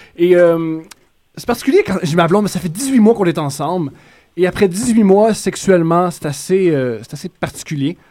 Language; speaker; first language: French; native; French